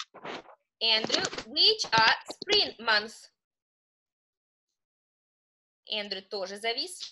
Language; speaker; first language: English; non-native, fluent; Russian